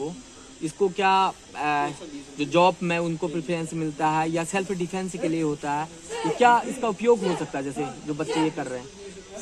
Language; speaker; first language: Hindi; native; Hindi